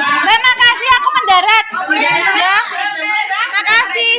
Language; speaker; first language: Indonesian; non-native, local second language; Javanese